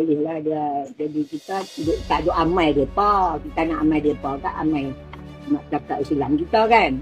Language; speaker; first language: Malay; non-native, local second language; Min Nan Chinese